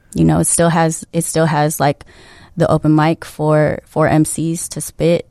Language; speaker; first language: English; early bilingual, other home language; Filipino